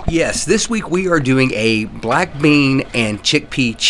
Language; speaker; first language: English; native; English